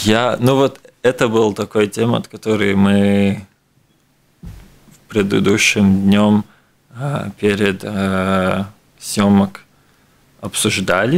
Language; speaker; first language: Russian; non-native, local second language; Latvian